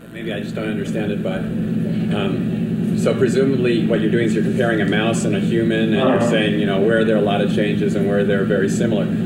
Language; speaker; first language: English; non-native, fluent; Hebrew